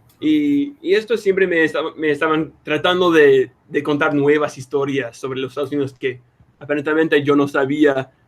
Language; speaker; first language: Spanish; non-native, fluent; English